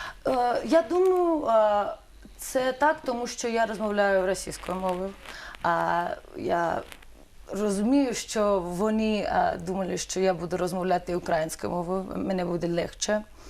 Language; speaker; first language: Ukrainian; non-native, learner; Russian